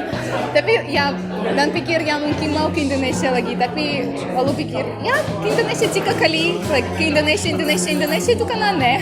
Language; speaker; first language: Indonesian; non-native, fluent; Russian